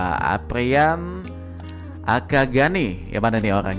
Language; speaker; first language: Indonesian; native; Indonesian